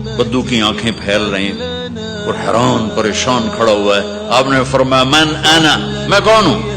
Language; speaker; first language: Urdu; non-native, local second language; Punjabi